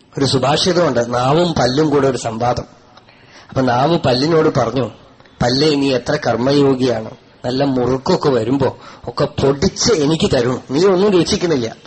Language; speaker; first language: Malayalam; non-native, local second language; Tamil